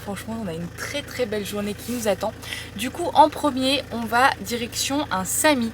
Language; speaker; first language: French; native; French